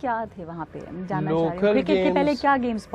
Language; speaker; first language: Hindi; native; Hindi